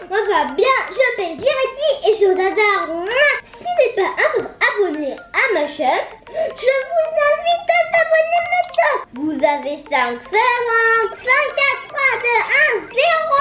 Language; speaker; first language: French; native; French